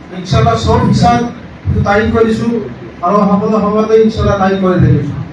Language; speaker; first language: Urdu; non-native, local second language; Bangla